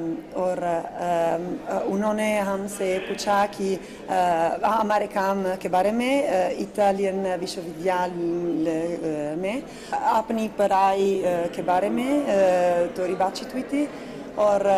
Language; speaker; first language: Hindi; non-native, fluent; Italian